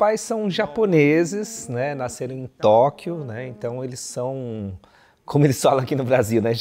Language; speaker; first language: Portuguese; early bilingual, other home language; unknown